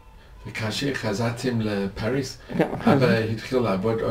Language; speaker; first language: Hebrew; non-native, learner; English